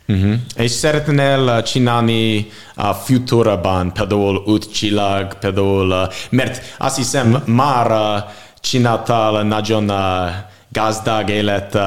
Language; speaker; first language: Hungarian; non-native, learner; English